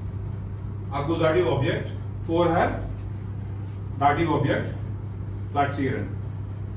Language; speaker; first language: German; non-native, fluent; Hindi